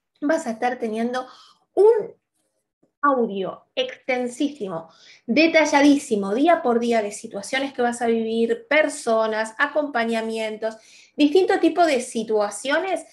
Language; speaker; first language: Spanish; native; Spanish